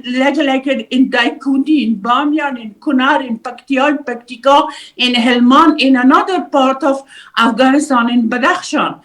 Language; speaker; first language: English; non-native, learner; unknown